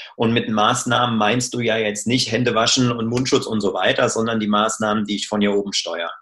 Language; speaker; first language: German; native; German